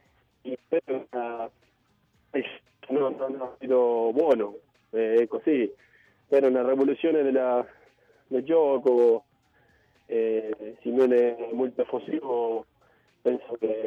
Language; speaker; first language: Italian; non-native, fluent; Spanish